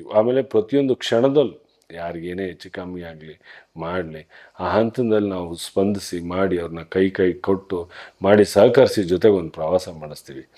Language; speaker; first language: Kannada; native; Kannada